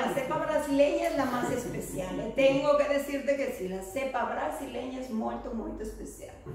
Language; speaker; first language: Spanish; native; Spanish